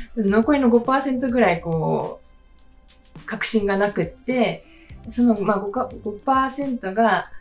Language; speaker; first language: Japanese; native; Japanese